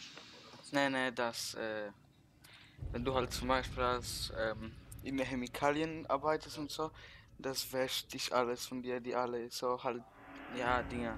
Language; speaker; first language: German; early bilingual, other home language; Polish